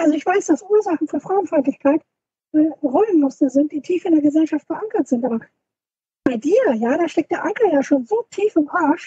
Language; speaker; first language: German; native; German